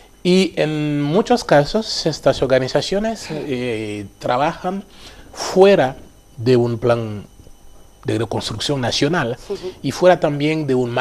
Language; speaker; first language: Spanish; non-native, fluent; Haitian Creole